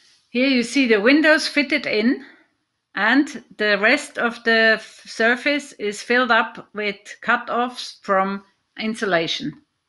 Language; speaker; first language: English; non-native, fluent; German